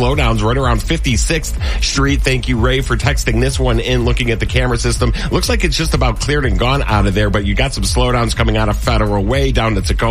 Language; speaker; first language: English; native; English